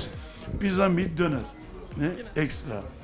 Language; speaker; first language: German; non-native, learner; Turkish